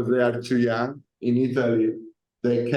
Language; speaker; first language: English; non-native, learner; Italian